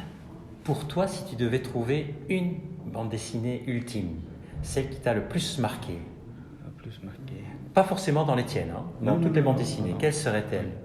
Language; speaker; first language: French; native; French